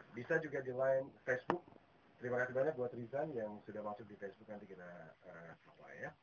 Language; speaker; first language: Indonesian; native; Indonesian